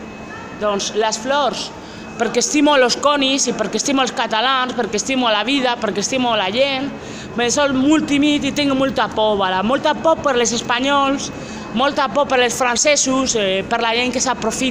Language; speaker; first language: Catalan; non-native, local second language; Spanish